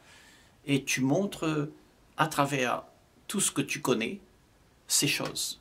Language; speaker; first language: French; native; French